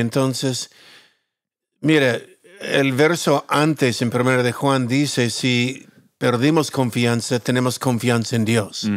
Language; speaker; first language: Spanish; non-native, fluent; English